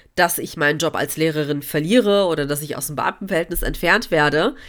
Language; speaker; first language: German; native; German